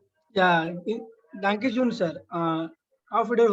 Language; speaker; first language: German; non-native, learner; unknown